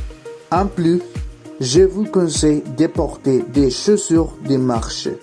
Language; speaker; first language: French; non-native, learner; Spanish